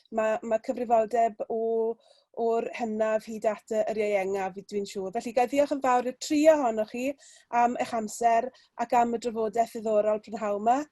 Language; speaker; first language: Welsh; native; Welsh